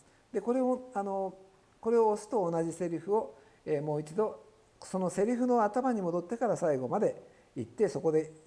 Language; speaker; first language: Japanese; native; Japanese